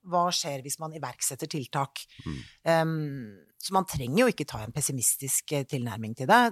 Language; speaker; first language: Norwegian; native; Norwegian